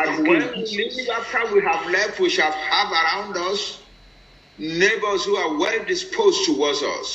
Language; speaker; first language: English; non-native, local second language; Yoruba